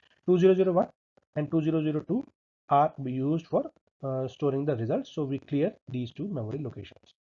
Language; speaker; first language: English; non-native, local second language; Hindi